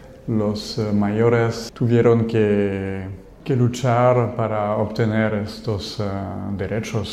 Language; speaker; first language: Spanish; non-native, fluent; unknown